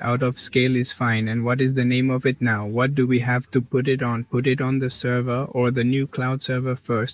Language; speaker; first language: English; non-native, learner; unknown